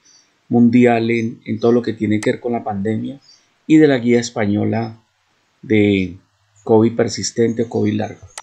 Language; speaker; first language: Spanish; native; Spanish